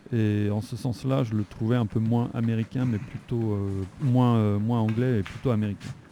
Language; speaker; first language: French; native; French